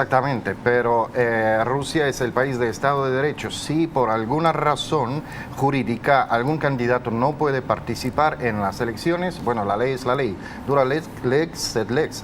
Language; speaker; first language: Spanish; non-native, fluent; Russian